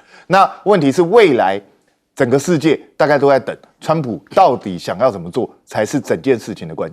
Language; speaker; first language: Chinese; native; Chinese